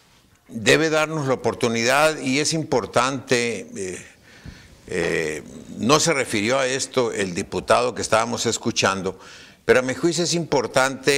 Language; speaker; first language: Spanish; native; Spanish